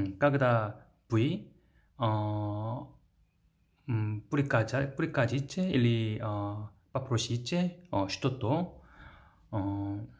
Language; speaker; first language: Russian; non-native, learner; Korean